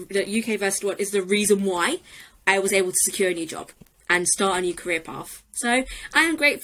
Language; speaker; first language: English; native; English